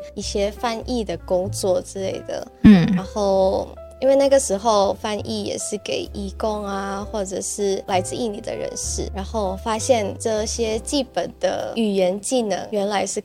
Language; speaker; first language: Chinese; non-native, fluent; Indonesian